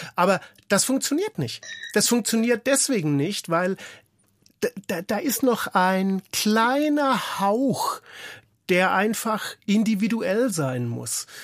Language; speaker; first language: German; native; German